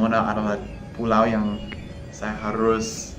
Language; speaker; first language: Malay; non-native, fluent; English